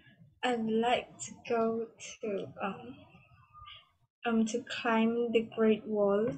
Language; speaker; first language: English; non-native, learner; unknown